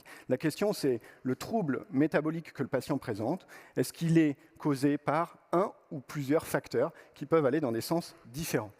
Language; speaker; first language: French; native; French